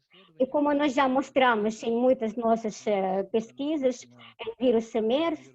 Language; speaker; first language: Portuguese; non-native, fluent; Russian